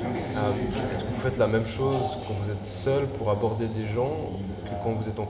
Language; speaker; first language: French; native; French